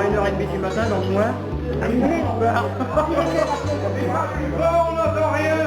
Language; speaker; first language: French; native; French